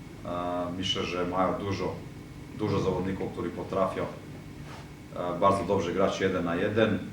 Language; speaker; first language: Polish; non-native, fluent; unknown